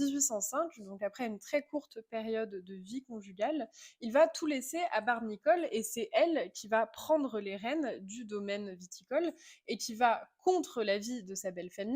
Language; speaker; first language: French; native; French